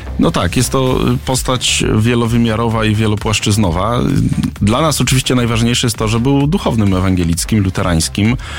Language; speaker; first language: Polish; native; Polish